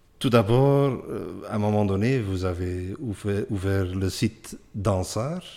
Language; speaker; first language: French; non-native, local second language; Dutch